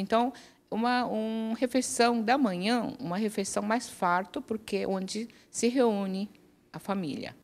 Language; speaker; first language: Portuguese; non-native, fluent; Korean